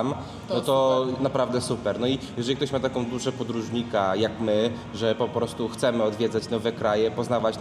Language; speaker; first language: Polish; native; Polish